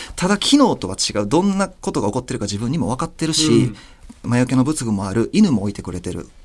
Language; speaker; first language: Japanese; native; Japanese